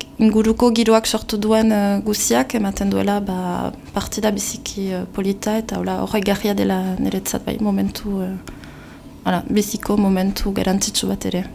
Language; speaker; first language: Basque; native; Basque